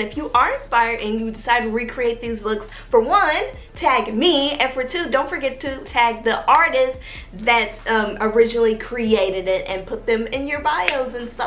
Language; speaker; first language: English; native; English